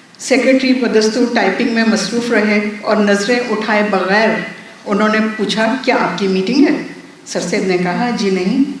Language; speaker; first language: Urdu; native; Urdu